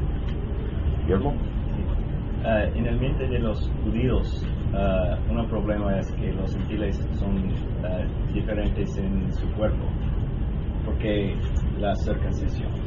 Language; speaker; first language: Spanish; non-native, learner; English